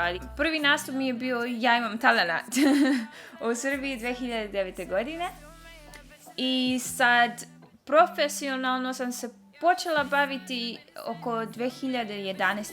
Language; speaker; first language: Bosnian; early bilingual, heritage; Dutch